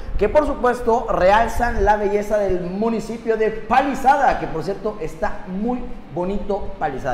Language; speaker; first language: Spanish; native; Spanish